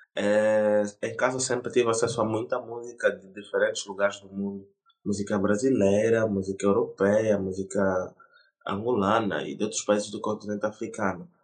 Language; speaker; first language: Portuguese; native; Portuguese